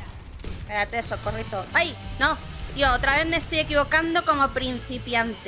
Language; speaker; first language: Spanish; native; Spanish